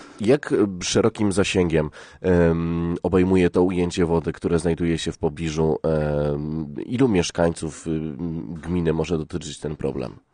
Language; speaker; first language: Polish; native; Polish